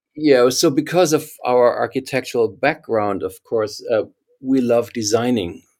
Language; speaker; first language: English; non-native, fluent; German